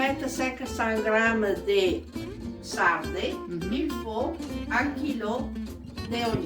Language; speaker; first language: French; non-native, learner; Italian